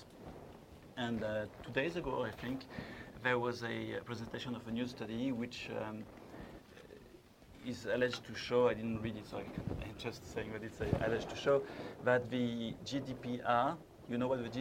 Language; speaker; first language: English; non-native, fluent; French